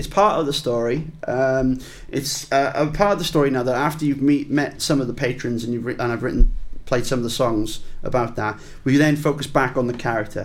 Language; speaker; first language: English; native; English